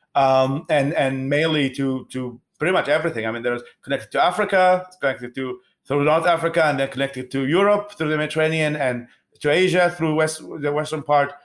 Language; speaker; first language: English; non-native, fluent; Arabic